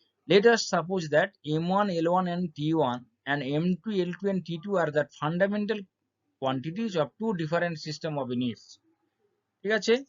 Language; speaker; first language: English; non-native, local second language; Bangla